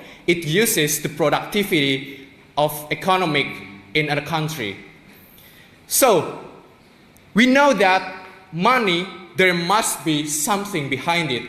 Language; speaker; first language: English; non-native, learner; Indonesian